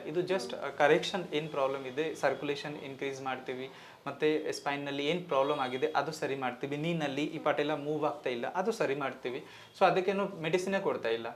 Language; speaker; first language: Kannada; non-native, local second language; Hindi